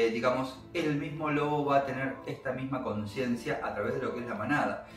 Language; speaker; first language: Spanish; native; Spanish